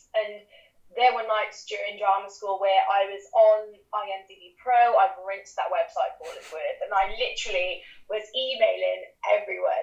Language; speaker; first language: English; native; English